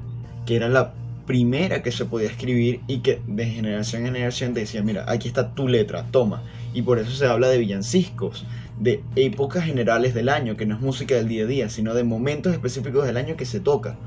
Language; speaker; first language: Spanish; native; Spanish